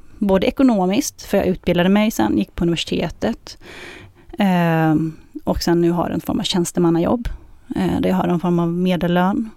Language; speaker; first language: Swedish; early bilingual, other home language; Arabic